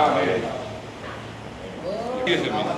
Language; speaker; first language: English; non-native, learner; Indonesian